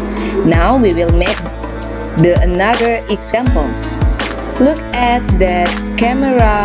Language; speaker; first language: English; non-native, fluent; Indonesian